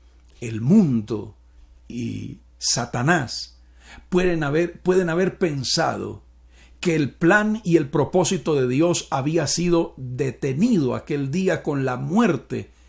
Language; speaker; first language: Spanish; native; Spanish